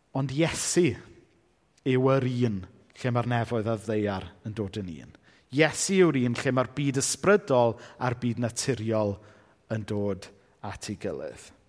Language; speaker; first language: Welsh; native; Welsh